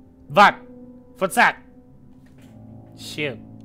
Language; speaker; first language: English; non-native, local second language; Afrikaans